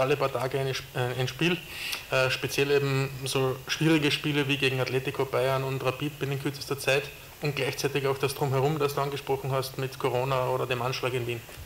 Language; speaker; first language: German; native; German